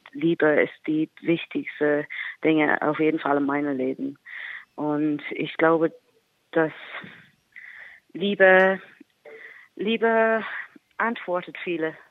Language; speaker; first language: German; non-native, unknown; English